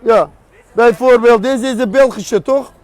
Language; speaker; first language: Dutch; non-native, learner; Azerbaijani